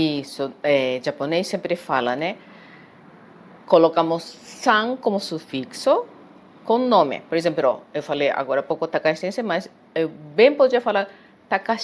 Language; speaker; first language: Portuguese; non-native, fluent; Japanese